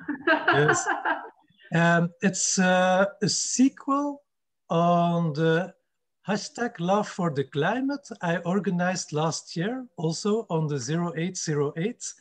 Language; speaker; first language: English; non-native, fluent; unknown